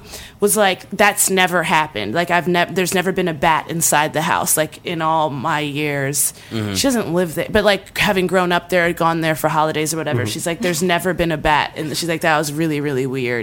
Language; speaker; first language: English; native; English